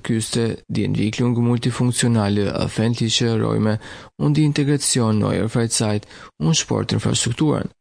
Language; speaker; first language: German; non-native, fluent; Albanian